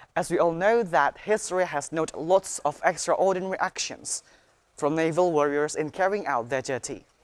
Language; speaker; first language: English; non-native, learner; Indonesian